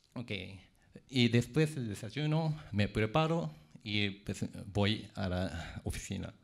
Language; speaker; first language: Spanish; non-native, fluent; Japanese